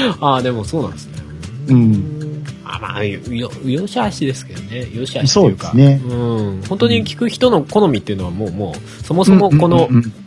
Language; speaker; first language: Japanese; native; Japanese